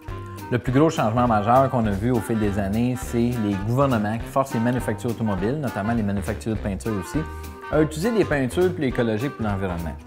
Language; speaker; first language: French; native; French